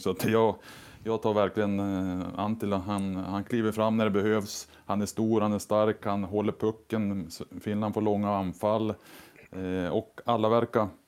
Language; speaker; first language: Swedish; native; Swedish